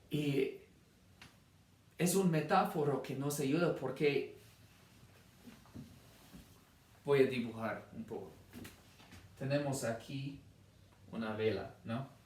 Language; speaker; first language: Spanish; non-native, fluent; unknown